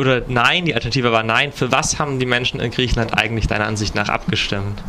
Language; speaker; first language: German; native; German